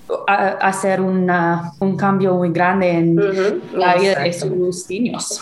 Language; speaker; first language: Spanish; non-native, fluent; English